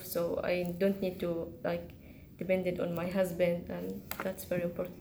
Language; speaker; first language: English; non-native, learner; Arabic